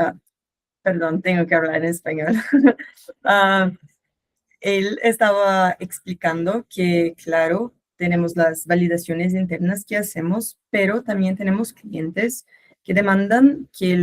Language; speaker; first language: Spanish; non-native, learner; Portuguese